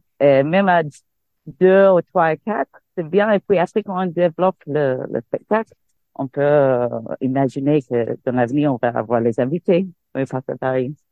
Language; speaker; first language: French; non-native, fluent; English